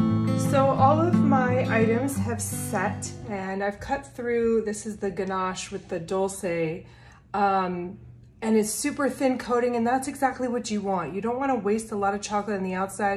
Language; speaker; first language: English; native; English